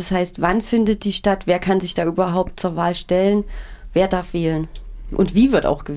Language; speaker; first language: German; native; German